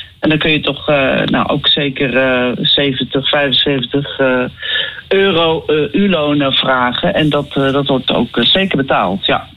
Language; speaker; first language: Dutch; native; Dutch